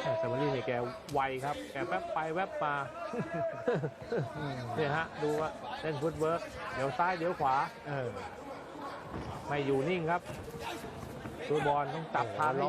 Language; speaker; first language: Thai; native; Thai